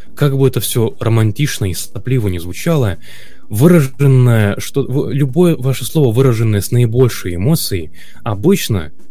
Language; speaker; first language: Russian; native; Russian